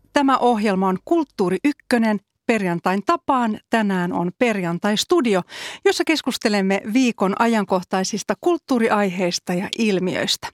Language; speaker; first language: Finnish; native; Finnish